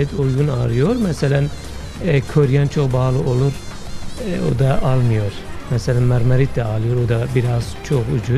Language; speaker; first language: Turkish; non-native, learner; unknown